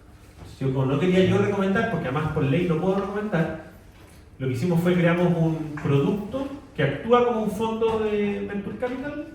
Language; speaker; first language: Spanish; native; Spanish